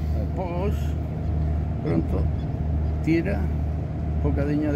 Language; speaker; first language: Portuguese; native; Portuguese